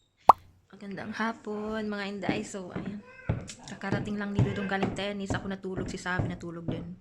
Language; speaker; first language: Filipino; non-native, local second language; Cebuano